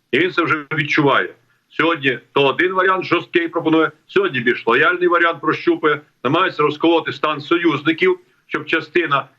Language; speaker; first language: Ukrainian; native; Ukrainian